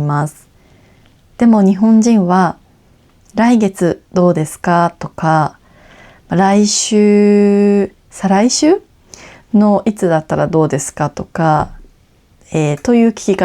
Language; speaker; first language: Japanese; native; Japanese